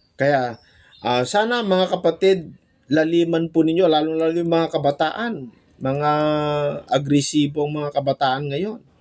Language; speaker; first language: Filipino; non-native, local second language; Iloko